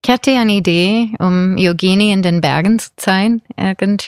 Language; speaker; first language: German; non-native, fluent; English